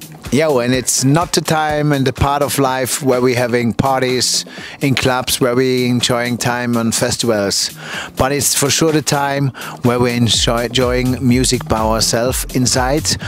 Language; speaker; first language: English; non-native, fluent; German